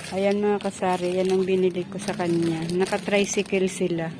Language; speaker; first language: Filipino; non-native, local second language; Cebuano